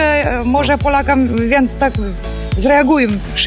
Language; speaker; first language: Polish; non-native, learner; Ukrainian